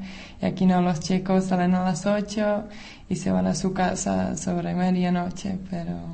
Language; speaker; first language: Spanish; non-native, fluent; Czech